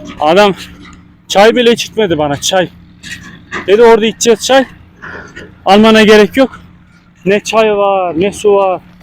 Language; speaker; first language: Turkish; native; Turkish